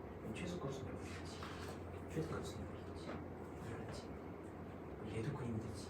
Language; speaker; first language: Korean; native; Korean